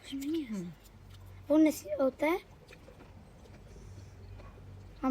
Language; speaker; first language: Armenian; early bilingual, heritage; Armenian